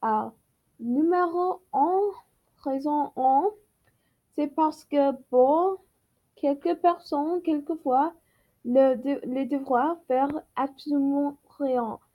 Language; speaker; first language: French; non-native, learner; English